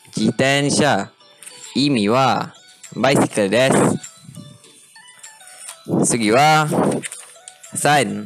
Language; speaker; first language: Japanese; non-native, learner; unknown